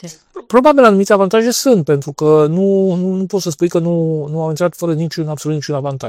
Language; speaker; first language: Romanian; native; Romanian